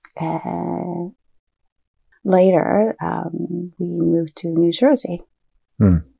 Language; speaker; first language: English; early bilingual, other home language; Japanese